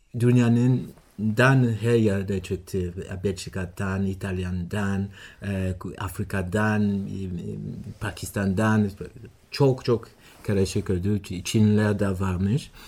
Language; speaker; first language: Turkish; non-native, learner; Swahili